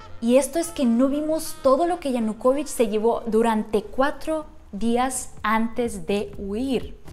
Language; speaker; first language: Spanish; non-native, fluent; Ukrainian